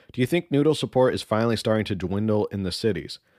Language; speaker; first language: English; early bilingual, other home language; Spanish